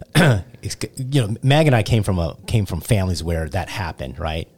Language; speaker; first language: English; early bilingual, other home language; Cantonese